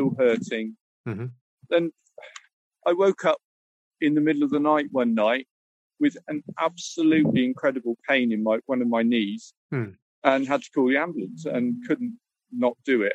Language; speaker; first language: English; native; English